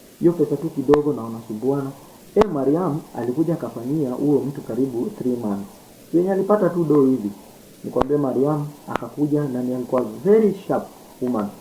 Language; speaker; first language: Swahili; non-native, local second language; Luo (Kenya and Tanzania)